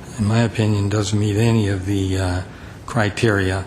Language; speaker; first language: English; native; English